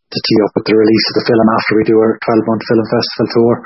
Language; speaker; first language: English; native; English